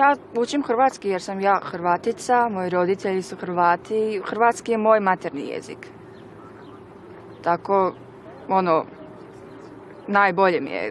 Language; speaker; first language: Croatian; early bilingual, heritage; Croatian